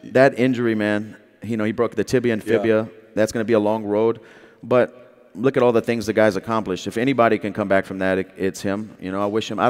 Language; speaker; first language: English; native; English